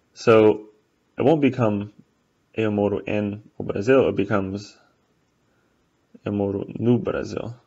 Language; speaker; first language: Portuguese; non-native, fluent; English